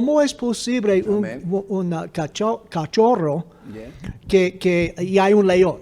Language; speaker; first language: Spanish; non-native, fluent; English